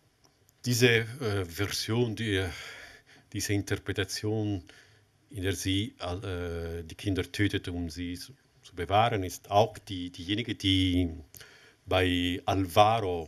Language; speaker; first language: German; non-native, fluent; Italian